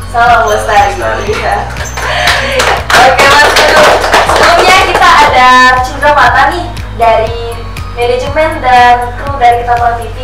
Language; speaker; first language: Indonesian; native; Indonesian